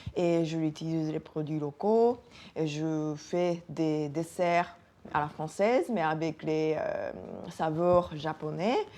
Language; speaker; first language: French; non-native, fluent; Japanese